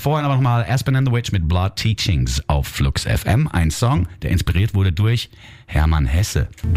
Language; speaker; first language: German; native; German